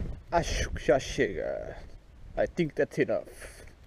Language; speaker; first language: English; non-native, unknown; Portuguese